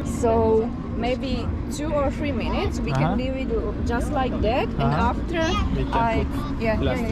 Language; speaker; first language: English; non-native, fluent; Slovak